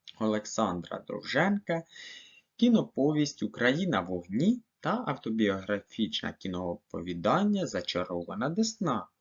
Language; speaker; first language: Ukrainian; native; Ukrainian